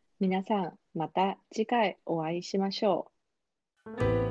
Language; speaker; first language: Japanese; non-native, fluent; Chinese